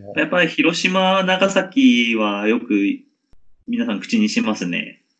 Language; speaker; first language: Japanese; native; Japanese